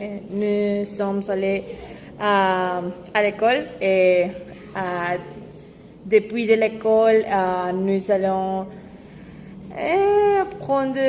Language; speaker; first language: French; non-native, learner; Spanish